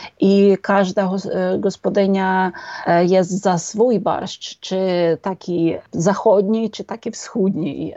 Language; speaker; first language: Polish; non-native, fluent; Ukrainian